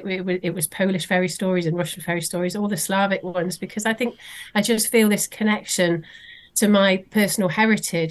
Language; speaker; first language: English; native; English